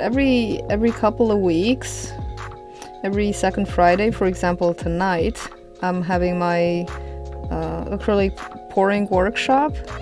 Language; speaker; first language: English; non-native, fluent; Romanian